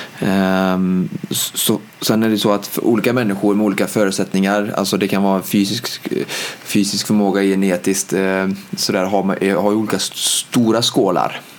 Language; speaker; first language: Swedish; native; Swedish